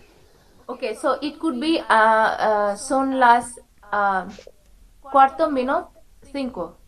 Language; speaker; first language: Spanish; non-native, learner; Hindi